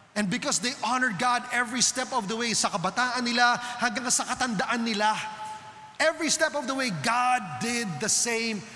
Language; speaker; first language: English; non-native, local second language; Filipino